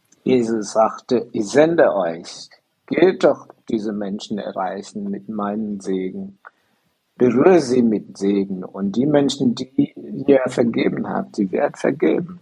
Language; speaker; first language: German; non-native, fluent; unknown